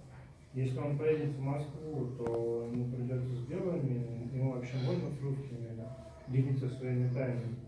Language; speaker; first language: Russian; native; Russian